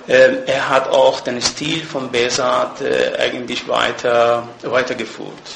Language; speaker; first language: German; non-native, fluent; Persian